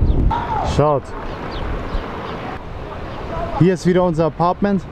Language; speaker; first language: German; native; German